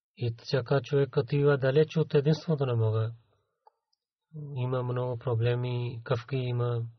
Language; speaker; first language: Bulgarian; non-native, learner; Urdu